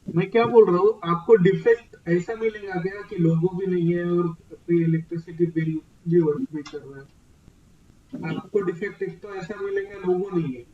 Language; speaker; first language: Hindi; non-native, local second language; Marathi